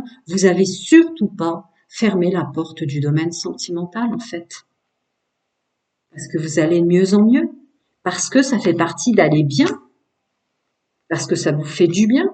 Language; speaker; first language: French; native; French